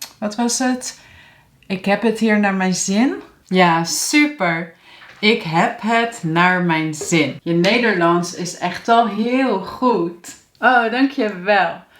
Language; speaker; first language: Dutch; native; Dutch